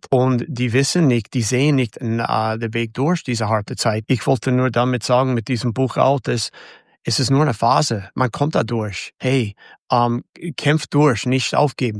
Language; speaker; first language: German; non-native, fluent; English